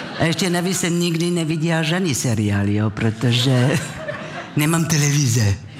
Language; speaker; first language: Czech; non-native, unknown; French